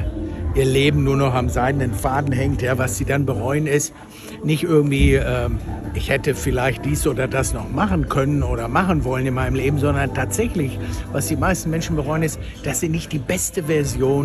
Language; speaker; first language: German; native; German